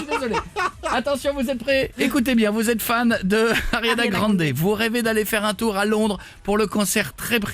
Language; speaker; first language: French; native; French